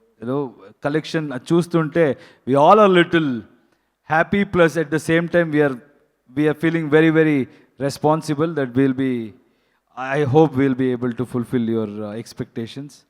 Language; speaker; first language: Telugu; non-native, learner; Kannada